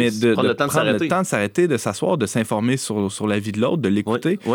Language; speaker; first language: French; native; French